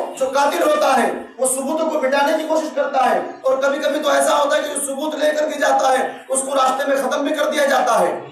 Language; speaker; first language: Urdu; native; Urdu